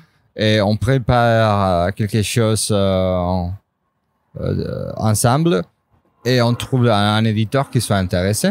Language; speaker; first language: French; non-native, fluent; Spanish